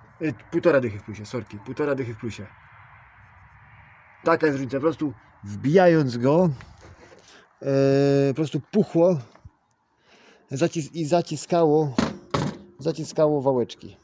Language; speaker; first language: Polish; native; Polish